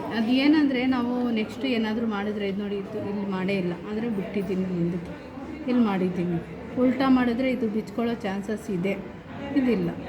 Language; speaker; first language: Kannada; non-native, local second language; Urdu